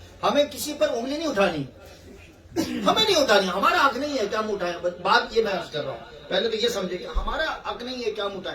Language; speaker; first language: Urdu; native; Urdu